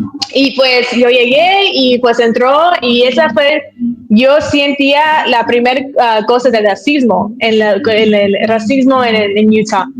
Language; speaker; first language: Spanish; early bilingual, heritage; Spanish